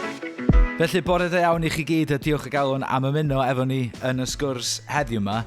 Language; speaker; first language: Welsh; native; Welsh